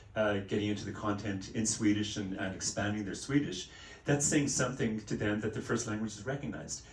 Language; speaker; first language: English; native; English